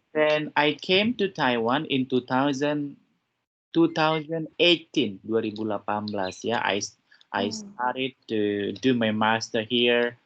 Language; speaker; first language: English; non-native, fluent; Indonesian